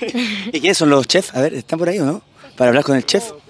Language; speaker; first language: Spanish; native; Spanish